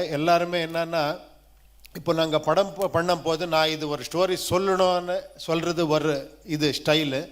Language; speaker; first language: Tamil; non-native, learner; Kannada